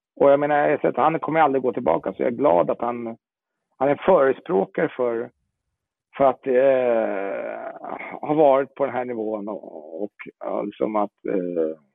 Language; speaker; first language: Swedish; native; Swedish